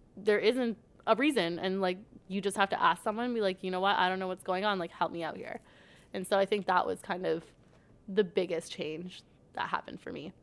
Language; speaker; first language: English; native; English